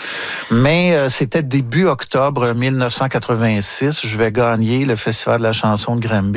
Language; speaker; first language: French; native; French